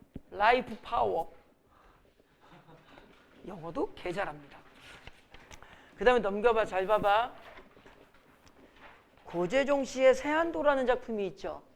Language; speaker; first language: Korean; native; Korean